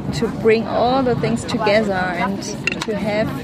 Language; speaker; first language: English; non-native, learner; German